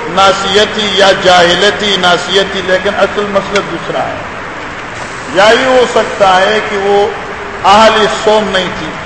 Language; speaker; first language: Urdu; non-native, local second language; Pashto